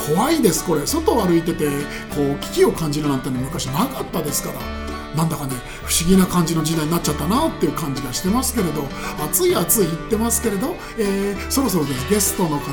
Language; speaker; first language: Japanese; native; Japanese